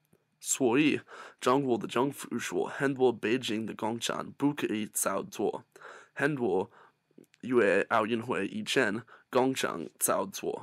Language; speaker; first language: Chinese; non-native, learner; English